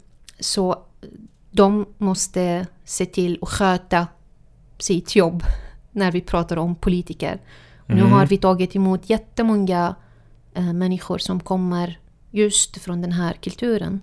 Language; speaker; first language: Swedish; non-native, fluent; Arabic